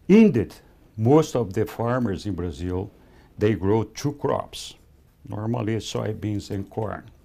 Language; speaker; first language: English; non-native, fluent; Spanish